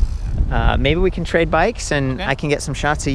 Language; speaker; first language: English; native; English